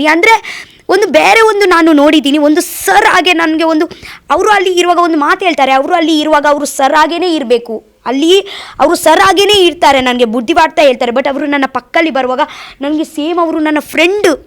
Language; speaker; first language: Kannada; non-native, learner; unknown